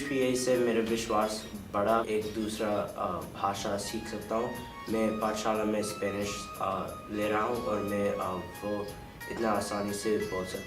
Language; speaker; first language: Hindi; early bilingual, heritage; Hindi